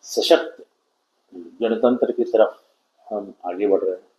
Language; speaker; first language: Hindi; non-native, local second language; Marathi